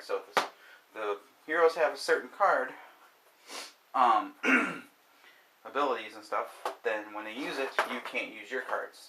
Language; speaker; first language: English; native; English